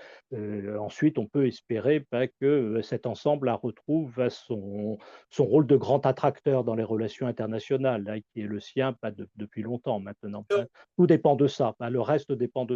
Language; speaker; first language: French; native; French